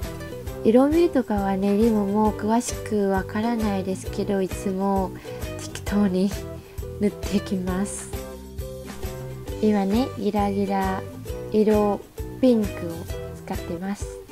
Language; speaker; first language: Japanese; non-native, fluent; Vietnamese